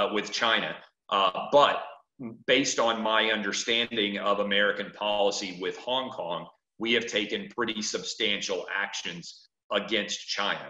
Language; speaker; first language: English; native; English